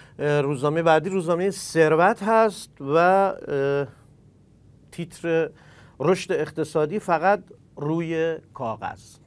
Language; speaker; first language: Persian; non-native, local second language; Central Kurdish